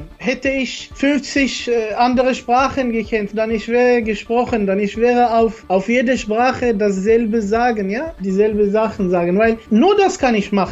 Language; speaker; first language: German; non-native, learner; Arabic